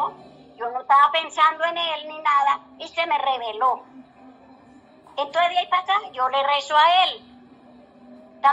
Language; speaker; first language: Spanish; native; Spanish